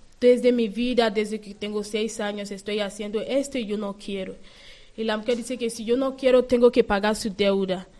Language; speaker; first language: Spanish; non-native, learner; Yoruba